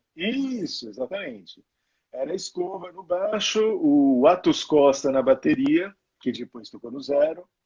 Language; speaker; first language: Portuguese; non-native, fluent; Italian